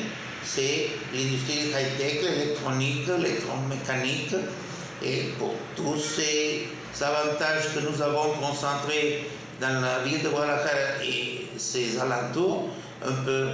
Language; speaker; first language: French; non-native, fluent; Spanish